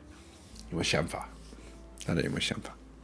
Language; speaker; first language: Chinese; early bilingual, heritage; English